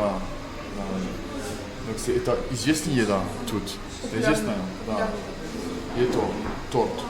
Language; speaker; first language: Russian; non-native, learner; French